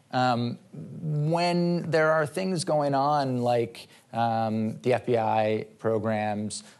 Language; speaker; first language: English; native; English